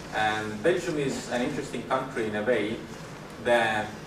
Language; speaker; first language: English; non-native, fluent; Estonian